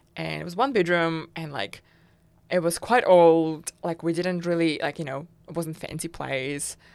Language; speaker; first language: English; non-native, fluent; Russian